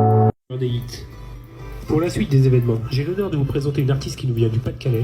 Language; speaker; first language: French; native; French